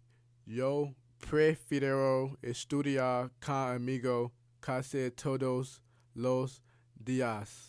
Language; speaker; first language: Spanish; non-native, learner; English